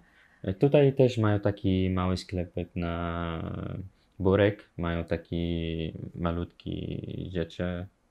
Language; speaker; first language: Polish; non-native, learner; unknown